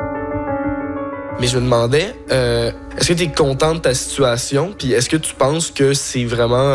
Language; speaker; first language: French; native; French